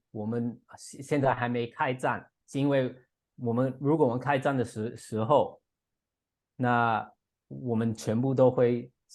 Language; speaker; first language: Chinese; non-native, fluent; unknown